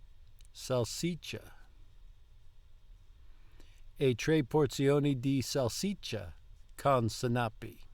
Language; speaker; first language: Italian; non-native, learner; English